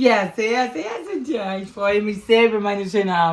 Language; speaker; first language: German; non-native, learner; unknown